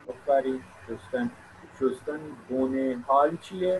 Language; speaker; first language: Persian; non-native, fluent; Urdu